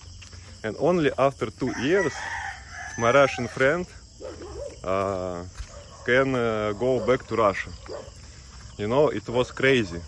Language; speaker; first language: English; non-native, learner; Russian